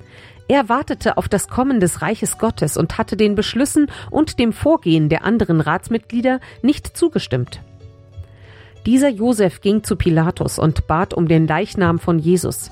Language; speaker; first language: German; native; German